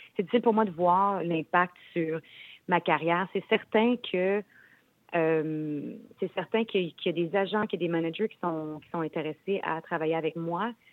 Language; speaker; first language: French; native; French